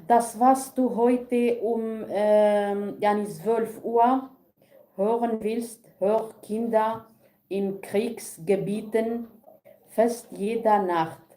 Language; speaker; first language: German; non-native, learner; Kurdish